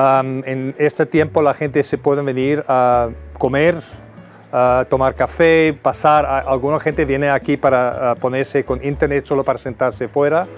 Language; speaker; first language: Spanish; non-native, fluent; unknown